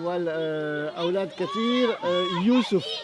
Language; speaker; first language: Arabic; non-native, learner; French